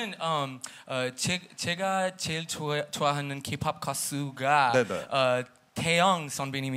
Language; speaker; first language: Korean; non-native, learner; English